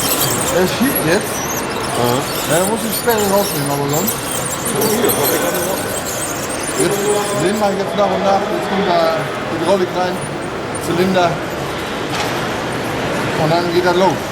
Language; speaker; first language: German; native; German